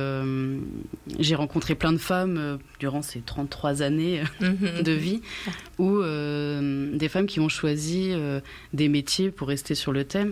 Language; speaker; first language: French; native; French